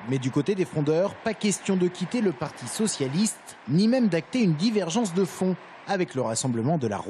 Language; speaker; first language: French; native; French